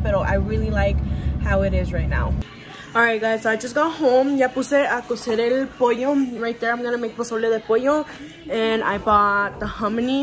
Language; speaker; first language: English; early bilingual, other home language; Spanish